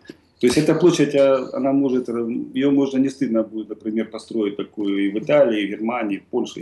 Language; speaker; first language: Russian; native; Russian